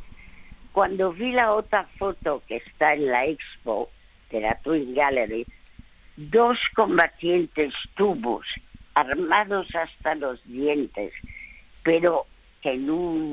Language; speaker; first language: Spanish; early bilingual, other home language; French